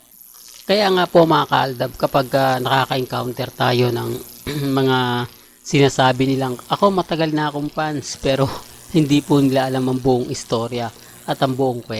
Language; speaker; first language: Filipino; native; Filipino